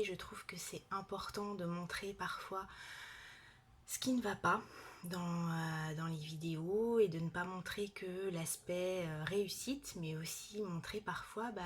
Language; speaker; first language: French; native; French